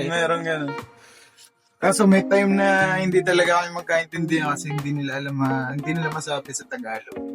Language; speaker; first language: Filipino; native; Filipino